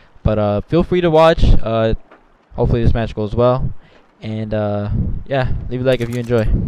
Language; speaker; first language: English; early bilingual, other home language; Spanish